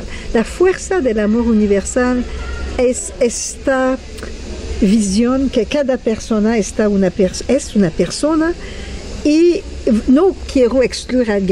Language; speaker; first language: Spanish; non-native, fluent; French